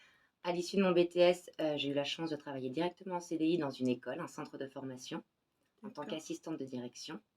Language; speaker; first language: French; native; French